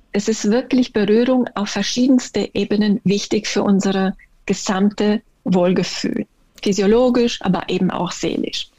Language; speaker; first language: German; non-native, fluent; Italian